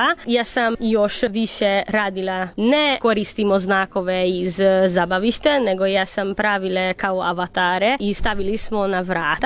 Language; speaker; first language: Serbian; non-native, local second language; Hungarian